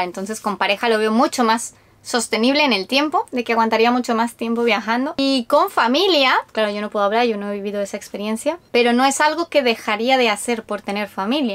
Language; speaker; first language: Spanish; native; Spanish